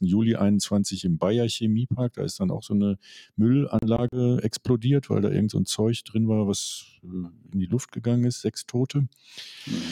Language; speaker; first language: German; native; German